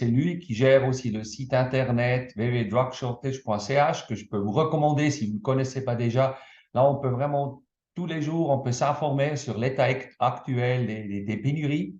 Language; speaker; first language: French; non-native, local second language; German